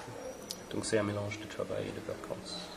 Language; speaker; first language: French; non-native, fluent; English